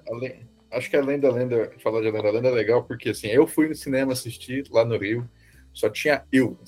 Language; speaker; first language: Portuguese; native; Portuguese